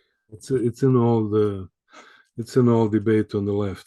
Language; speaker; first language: English; early bilingual, other home language; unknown